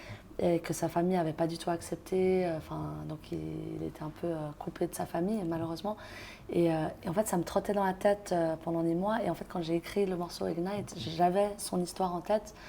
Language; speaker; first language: French; native; French